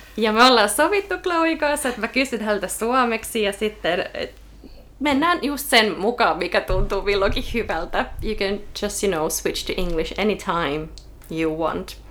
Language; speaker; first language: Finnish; native; Finnish